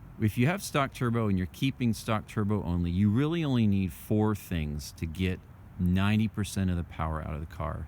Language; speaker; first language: English; native; English